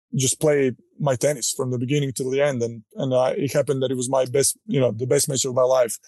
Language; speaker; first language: English; non-native, fluent; Croatian